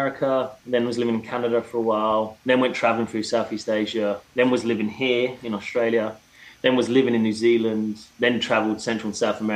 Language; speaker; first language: English; native; English